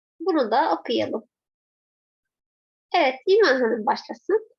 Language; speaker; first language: Turkish; non-native, fluent; Arabic